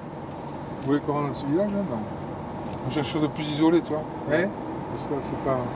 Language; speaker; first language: French; native; French